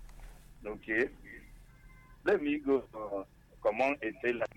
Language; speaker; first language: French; non-native, learner; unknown